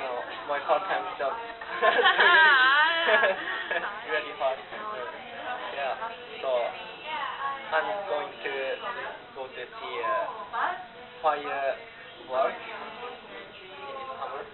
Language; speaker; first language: English; non-native, learner; Japanese